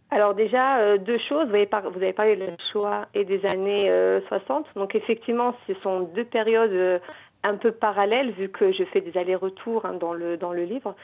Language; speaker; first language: French; native; French